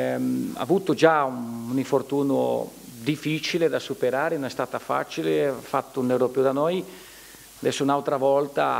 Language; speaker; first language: Italian; non-native, fluent; Portuguese